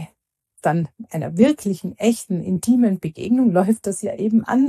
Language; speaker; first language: German; native; German